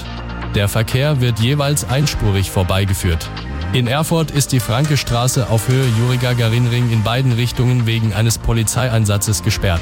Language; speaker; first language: German; native; German